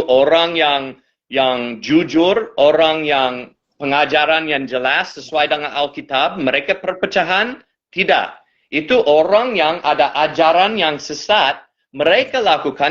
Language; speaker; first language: Indonesian; non-native, fluent; English